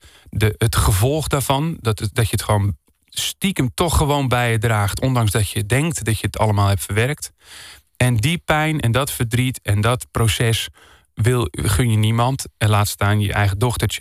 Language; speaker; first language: Dutch; native; Dutch